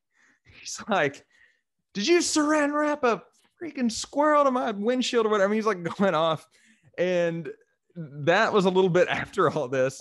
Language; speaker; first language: English; native; English